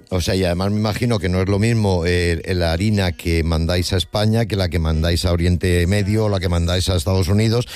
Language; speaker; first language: Spanish; native; Spanish